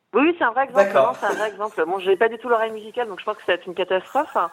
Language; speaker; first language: French; native; French